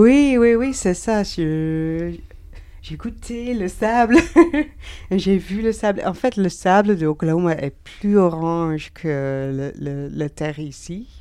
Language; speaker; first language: French; non-native, learner; Dutch